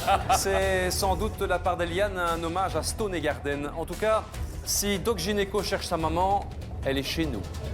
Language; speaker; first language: French; native; French